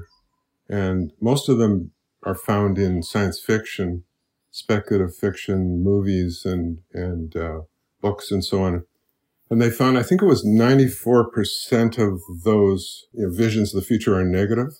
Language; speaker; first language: English; native; English